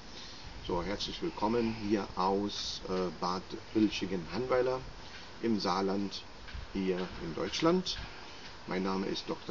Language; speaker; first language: German; non-native, fluent; Arabic